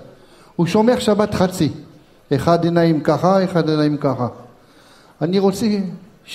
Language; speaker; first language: Hebrew; non-native, learner; French